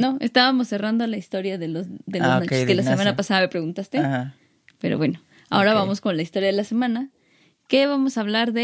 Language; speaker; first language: Spanish; native; Spanish